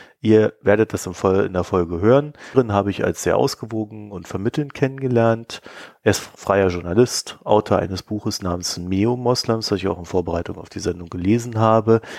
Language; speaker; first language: German; native; German